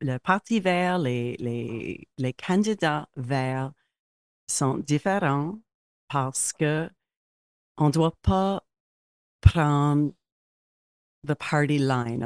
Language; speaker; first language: French; non-native, local second language; English